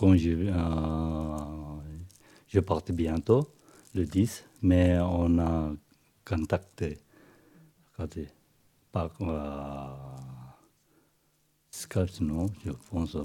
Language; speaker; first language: French; non-native, learner; Tibetan